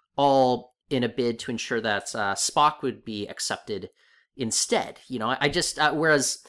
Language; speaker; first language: English; native; English